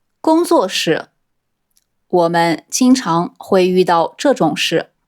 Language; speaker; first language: Chinese; native; Chinese